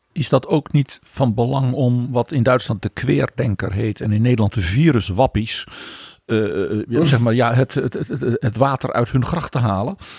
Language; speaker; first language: Dutch; native; Dutch